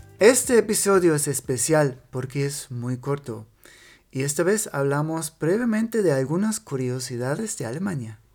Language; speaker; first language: Spanish; non-native, fluent; German